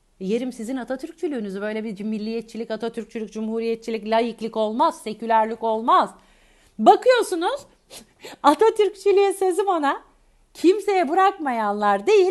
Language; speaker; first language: Turkish; native; Turkish